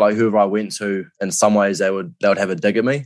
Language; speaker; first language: English; native; English